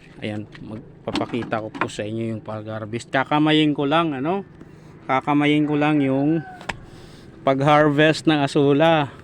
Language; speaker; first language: Filipino; non-native, local second language; Waray